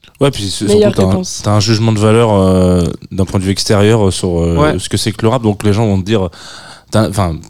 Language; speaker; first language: French; native; French